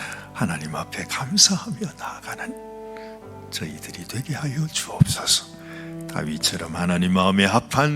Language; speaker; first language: Korean; native; Korean